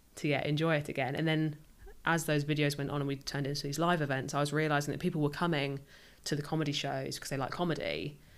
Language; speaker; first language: English; native; English